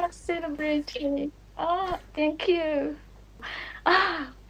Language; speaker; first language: English; non-native, learner; Chinese